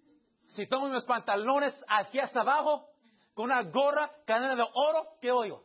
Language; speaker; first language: Spanish; early bilingual, heritage; Spanish